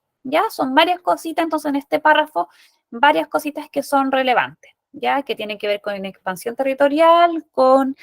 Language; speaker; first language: Spanish; native; Spanish